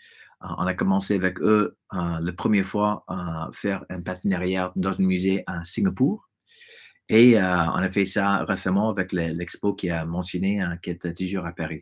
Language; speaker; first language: French; non-native, fluent; English